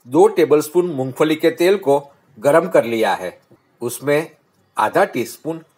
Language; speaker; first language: Hindi; non-native, local second language; Gujarati